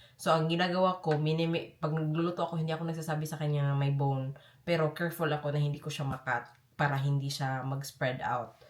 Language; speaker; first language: Filipino; non-native, local second language; Cebuano